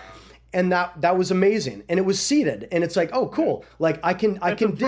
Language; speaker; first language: English; native; English